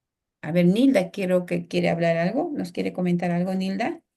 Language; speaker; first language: Spanish; native; Spanish